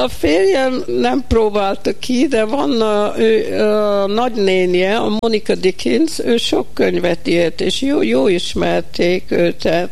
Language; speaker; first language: Hungarian; early bilingual, heritage; Hungarian